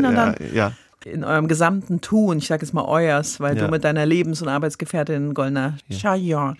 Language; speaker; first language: German; native; German